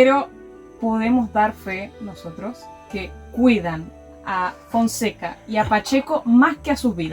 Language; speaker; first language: Spanish; native; Spanish